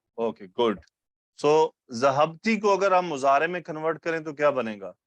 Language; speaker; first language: Urdu; native; Urdu